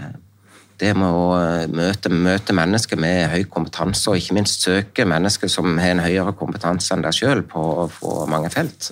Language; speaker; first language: Norwegian; native; Norwegian